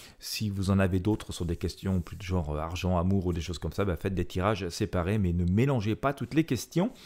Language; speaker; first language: French; native; French